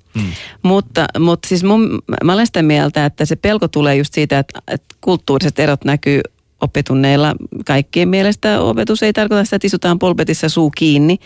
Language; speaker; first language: Finnish; native; Finnish